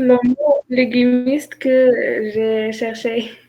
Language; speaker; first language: French; non-native, learner; Arabic